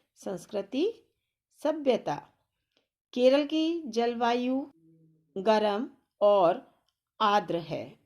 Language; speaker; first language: Hindi; native; Hindi